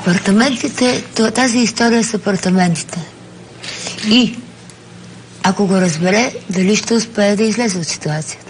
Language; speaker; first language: Bulgarian; native; Bulgarian